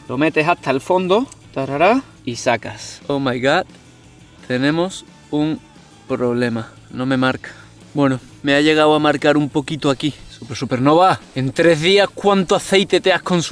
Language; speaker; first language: Spanish; native; Spanish